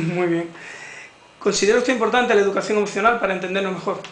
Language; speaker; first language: Spanish; native; Spanish